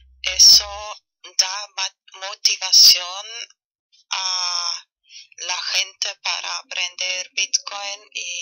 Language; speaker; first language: Spanish; non-native, fluent; German